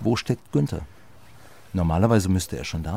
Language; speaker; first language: German; native; German